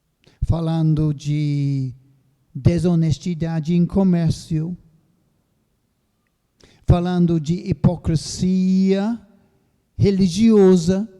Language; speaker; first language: Portuguese; non-native, fluent; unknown